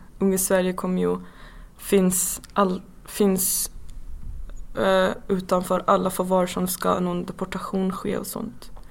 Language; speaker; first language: Swedish; non-native, fluent; Persian